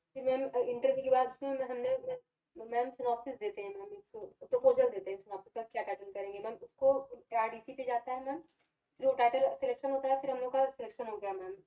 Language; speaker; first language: Hindi; native; Hindi